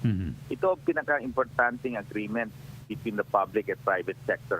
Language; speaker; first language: Filipino; native; Filipino